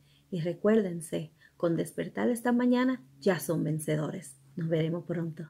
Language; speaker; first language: Spanish; early bilingual, heritage; Spanish